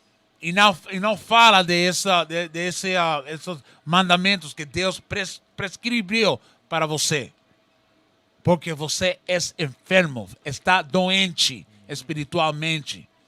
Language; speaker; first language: Portuguese; non-native, learner; Spanish